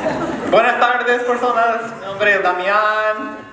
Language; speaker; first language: Spanish; non-native, learner; English